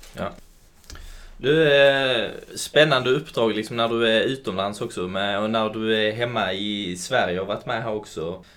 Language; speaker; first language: Swedish; native; Swedish